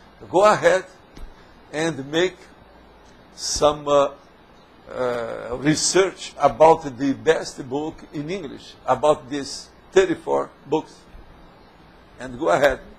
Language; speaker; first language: English; non-native, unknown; Portuguese